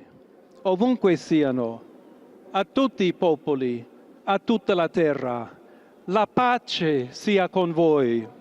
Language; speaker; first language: Italian; non-native, fluent; English